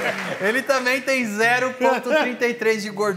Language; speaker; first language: Portuguese; native; Portuguese